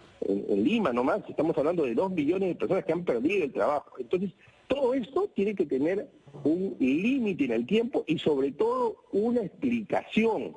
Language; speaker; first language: Spanish; native; Spanish